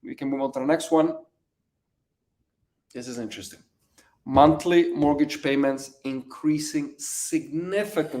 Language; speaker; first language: English; native; English